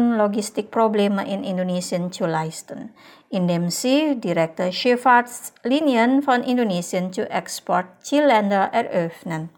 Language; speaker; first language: German; non-native, fluent; Indonesian